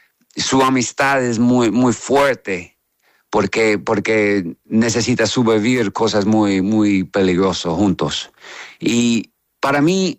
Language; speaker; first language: Spanish; non-native, learner; English